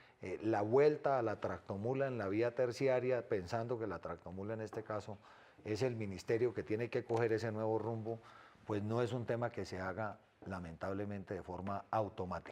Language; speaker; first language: Spanish; native; Spanish